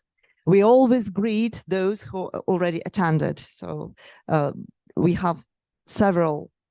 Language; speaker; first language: English; non-native, fluent; Russian